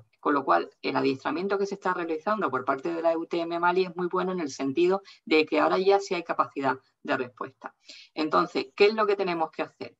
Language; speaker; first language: Spanish; native; Spanish